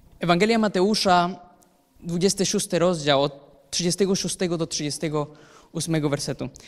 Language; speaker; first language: Polish; non-native, fluent; Spanish